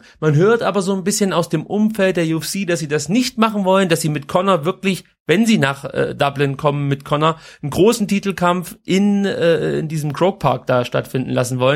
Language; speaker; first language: German; native; German